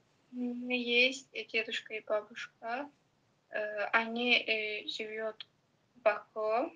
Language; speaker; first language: Russian; non-native, learner; Azerbaijani